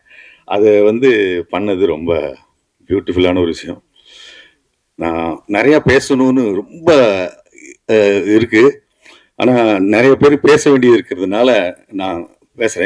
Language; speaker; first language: Tamil; native; Tamil